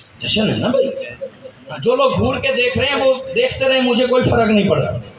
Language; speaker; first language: Urdu; native; Urdu